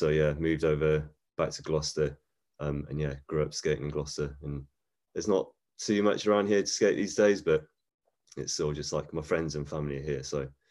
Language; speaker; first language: English; native; English